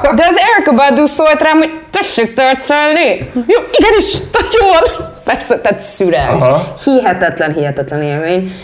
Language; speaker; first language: Hungarian; early bilingual, heritage; Hungarian